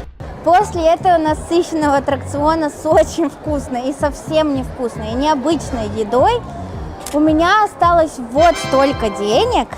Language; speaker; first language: Russian; native; Russian